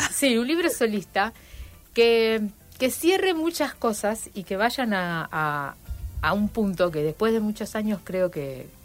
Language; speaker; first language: Spanish; native; Spanish